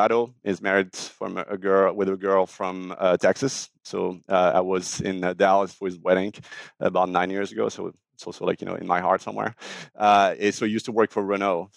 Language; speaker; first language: English; non-native, fluent; French